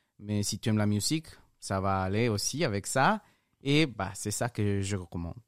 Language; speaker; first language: French; non-native, learner; Spanish